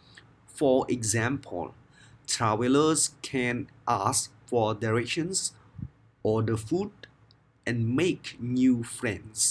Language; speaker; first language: English; non-native, fluent; Khmer